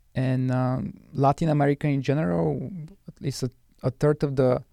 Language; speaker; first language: English; non-native, fluent; Bulgarian